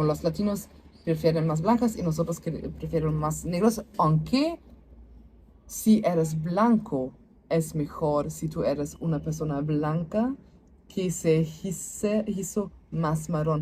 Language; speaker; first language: Spanish; non-native, learner; German